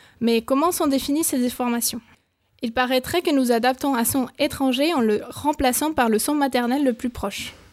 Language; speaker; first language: French; non-native, fluent; Spanish